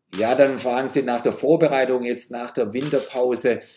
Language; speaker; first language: German; native; German